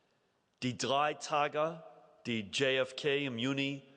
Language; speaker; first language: German; non-native, fluent; English